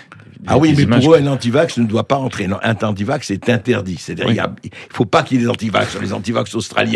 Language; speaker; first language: French; native; French